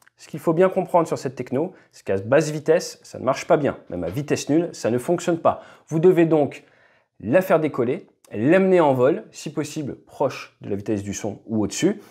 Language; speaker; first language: French; native; French